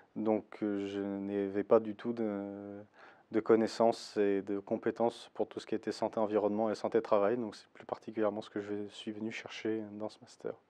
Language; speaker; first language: French; native; French